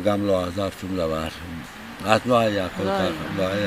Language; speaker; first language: Hebrew; non-native, fluent; Romanian